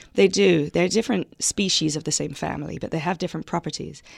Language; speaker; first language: English; native; English